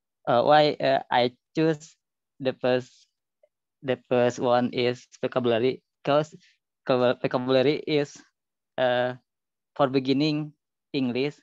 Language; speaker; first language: English; non-native, learner; Indonesian